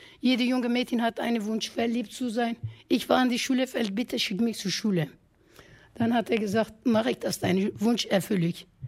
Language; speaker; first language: German; non-native, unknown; Kurdish